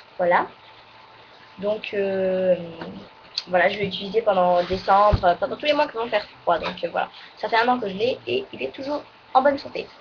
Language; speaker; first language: French; native; French